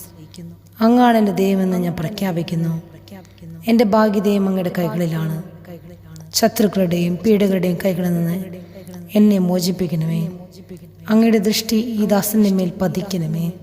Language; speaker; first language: Malayalam; native; Malayalam